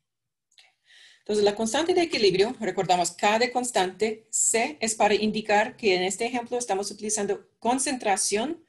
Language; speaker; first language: Spanish; non-native, fluent; English